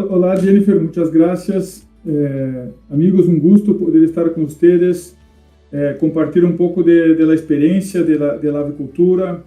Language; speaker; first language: Spanish; non-native, fluent; Portuguese